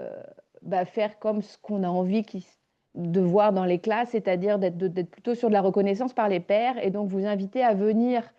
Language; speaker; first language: French; native; French